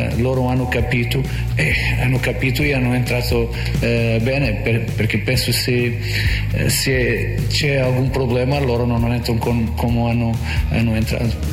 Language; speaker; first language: Italian; non-native, fluent; Portuguese